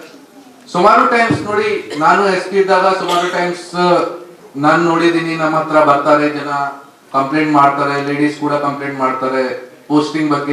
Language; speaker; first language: Kannada; non-native, local second language; Hindi